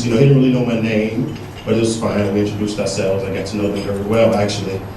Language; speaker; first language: English; native; English